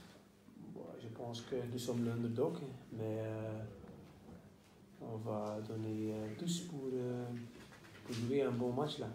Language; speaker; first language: French; non-native, local second language; Dutch